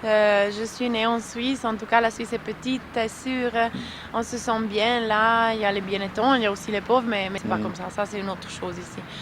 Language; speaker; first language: French; non-native, local second language; Italian